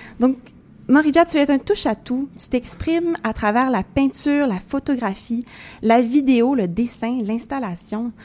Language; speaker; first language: French; native; French